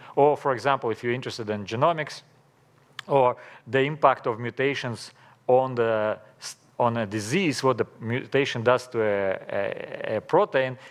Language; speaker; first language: English; non-native, fluent; Russian